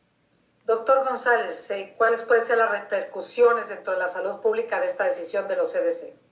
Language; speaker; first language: Spanish; native; Spanish